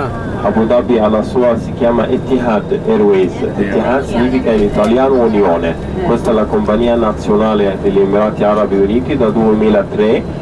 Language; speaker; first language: Italian; non-native, fluent; Arabic